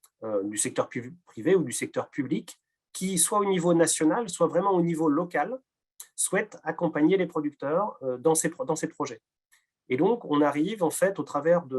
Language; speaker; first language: French; native; French